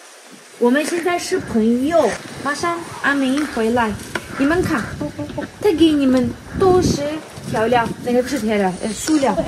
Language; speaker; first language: Chinese; non-native, learner; Ukrainian